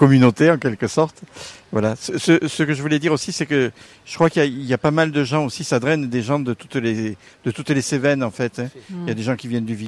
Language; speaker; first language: French; native; French